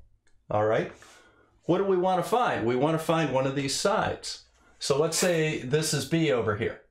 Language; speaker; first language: English; native; English